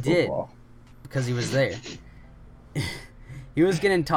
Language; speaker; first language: English; native; English